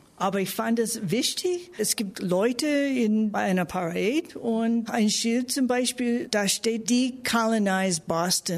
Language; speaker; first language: German; non-native, fluent; English